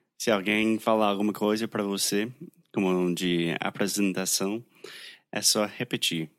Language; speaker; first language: Portuguese; non-native, fluent; English